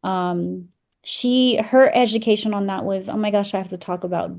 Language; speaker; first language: English; native; English